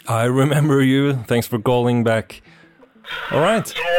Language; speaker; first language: English; non-native, fluent; Norwegian